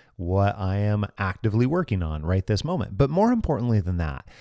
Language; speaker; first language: English; native; English